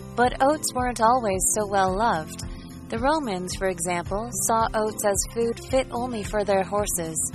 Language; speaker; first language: English; non-native, fluent; Portuguese